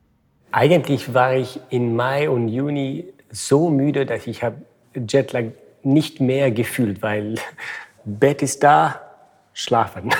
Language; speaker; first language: German; non-native, fluent; French